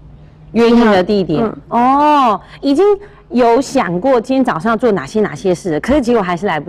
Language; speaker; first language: Chinese; native; Chinese